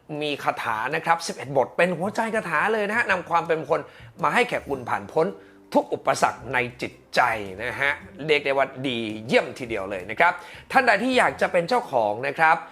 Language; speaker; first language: Thai; native; Thai